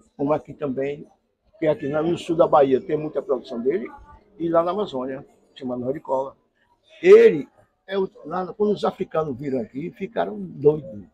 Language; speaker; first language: Portuguese; native; Portuguese